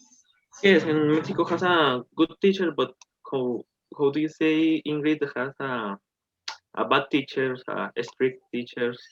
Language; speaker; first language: English; non-native, learner; Spanish